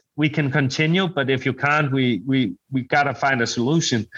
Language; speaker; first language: English; non-native, fluent; Danish